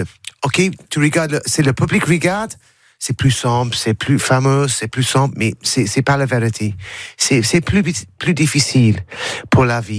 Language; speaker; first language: French; non-native, learner; English